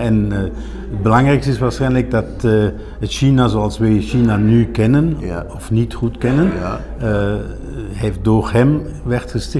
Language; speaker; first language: Dutch; non-native, local second language; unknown